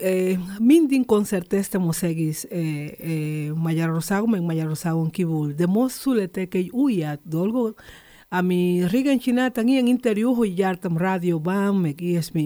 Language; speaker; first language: Hungarian; non-native, learner; Spanish